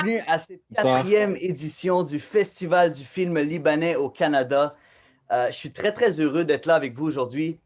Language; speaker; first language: French; native; French